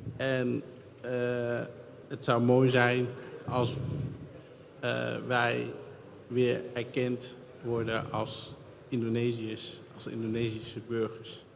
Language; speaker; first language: Dutch; early bilingual, other home language; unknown